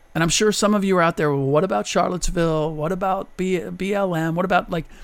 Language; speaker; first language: English; early bilingual, other home language; German